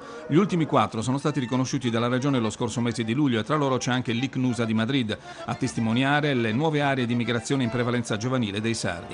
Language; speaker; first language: Italian; native; Italian